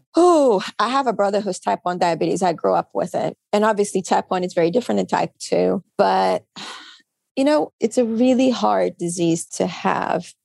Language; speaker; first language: English; non-native, fluent; Portuguese